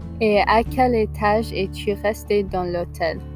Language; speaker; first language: French; non-native, learner; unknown